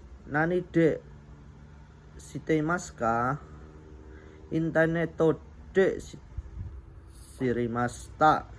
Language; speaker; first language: Japanese; non-native, learner; Indonesian